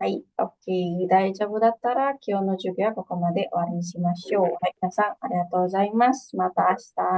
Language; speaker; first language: Japanese; non-native, fluent; Indonesian